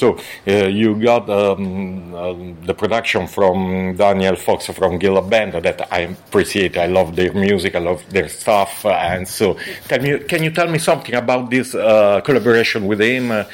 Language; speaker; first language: English; non-native, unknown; Italian